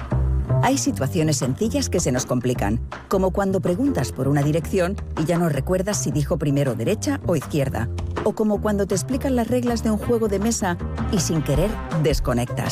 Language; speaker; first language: Spanish; native; Spanish